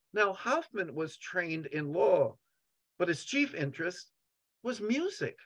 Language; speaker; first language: English; native; English